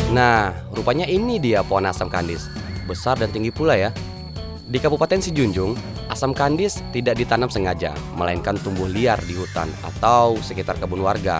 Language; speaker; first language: Indonesian; native; Indonesian